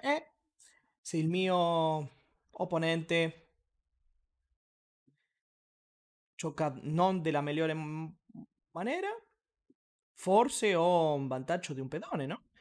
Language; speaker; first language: Italian; non-native, learner; Spanish